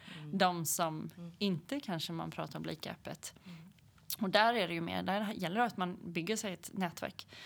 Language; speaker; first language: Swedish; native; Swedish